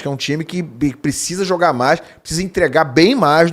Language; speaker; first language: Portuguese; native; Portuguese